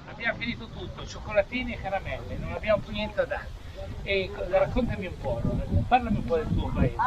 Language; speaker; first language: Italian; native; Italian